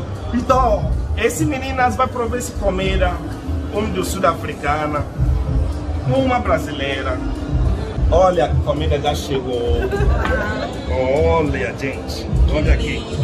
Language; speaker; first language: Portuguese; non-native, learner; Igbo